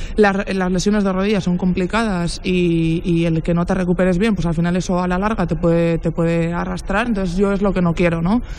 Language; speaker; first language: Spanish; native; Spanish